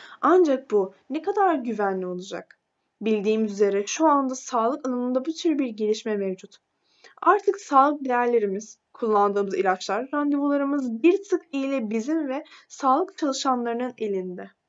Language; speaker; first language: Turkish; native; Turkish